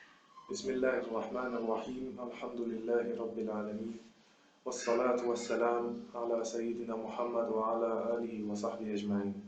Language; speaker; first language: Arabic; non-native, fluent; French